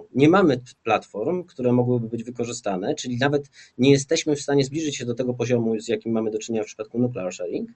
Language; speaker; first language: Polish; native; Polish